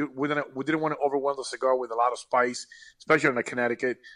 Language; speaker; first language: English; early bilingual, other home language; Spanish